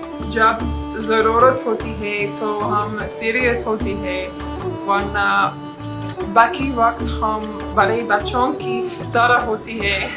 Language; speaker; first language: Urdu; non-native, learner; English